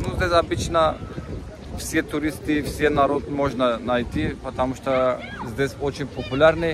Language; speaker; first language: Russian; non-native, learner; Turkish